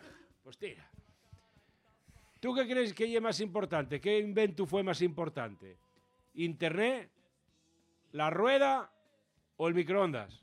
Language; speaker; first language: Spanish; native; Spanish